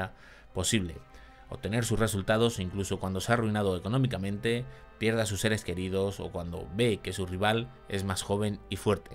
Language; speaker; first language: Spanish; native; Spanish